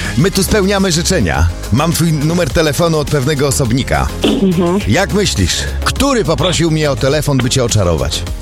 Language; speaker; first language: Polish; native; Polish